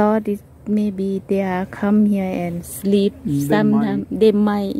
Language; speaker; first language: English; non-native, learner; Thai